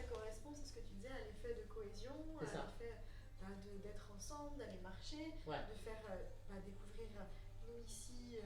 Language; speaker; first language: French; native; French